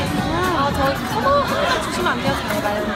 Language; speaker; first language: Korean; native; Korean